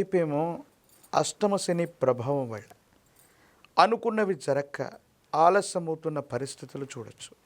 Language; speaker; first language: Telugu; native; Telugu